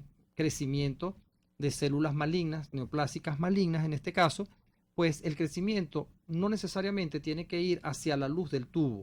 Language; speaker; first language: Spanish; native; Spanish